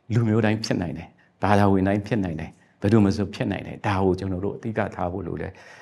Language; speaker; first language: Burmese; non-native, local second language; Shan